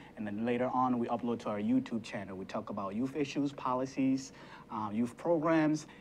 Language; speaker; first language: English; native; English